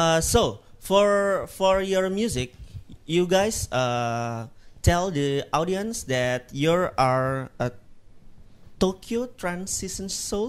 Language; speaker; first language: English; non-native, learner; Indonesian